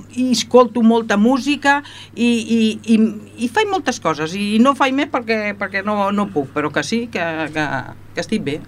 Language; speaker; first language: Catalan; native; Catalan